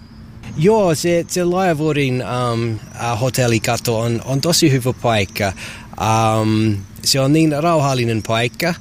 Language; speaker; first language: Finnish; non-native, learner; English